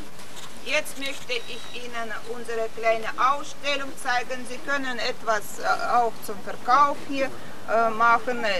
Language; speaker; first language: German; non-native, fluent; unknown